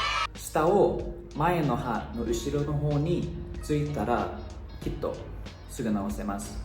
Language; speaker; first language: Japanese; non-native, fluent; Thai